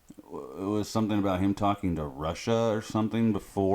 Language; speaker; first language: English; native; English